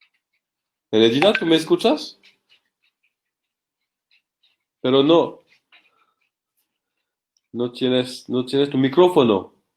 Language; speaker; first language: Spanish; non-native, learner; French